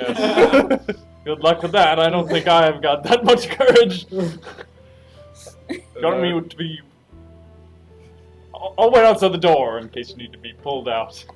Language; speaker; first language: English; native; English